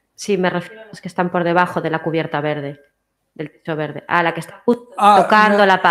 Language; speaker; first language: Spanish; native; Spanish